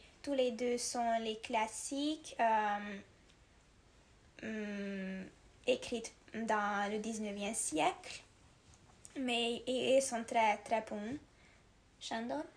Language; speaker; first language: French; non-native, learner; Hungarian